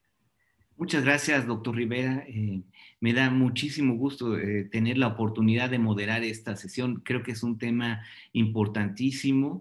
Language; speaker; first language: Spanish; native; Spanish